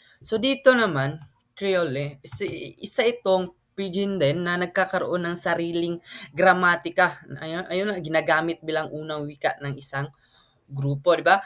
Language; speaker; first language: Filipino; non-native, local second language; Cebuano